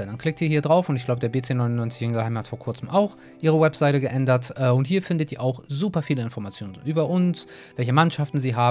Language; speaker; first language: German; native; German